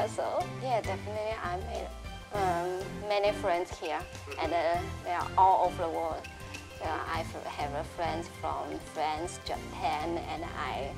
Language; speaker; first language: English; non-native, learner; Chinese